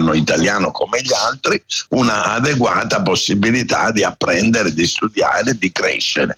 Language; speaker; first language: Italian; native; Italian